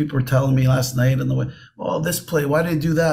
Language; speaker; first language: English; native; English